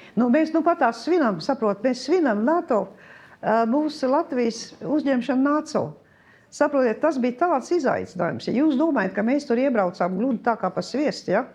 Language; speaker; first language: Latvian; early bilingual, heritage; Latvian